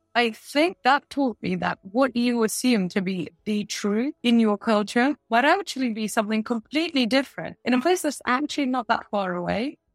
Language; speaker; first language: English; early bilingual, other home language; Russian